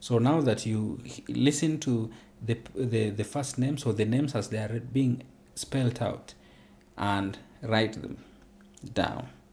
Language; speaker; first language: English; non-native, local second language; Luo (Kenya and Tanzania)